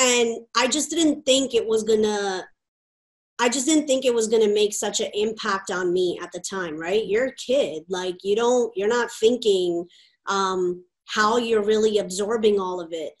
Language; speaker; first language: English; native; English